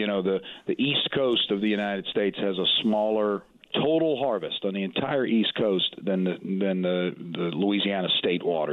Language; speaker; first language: English; native; English